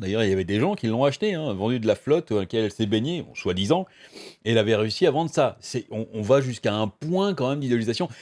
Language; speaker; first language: French; native; French